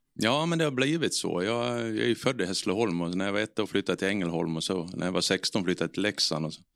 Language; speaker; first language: Swedish; native; Swedish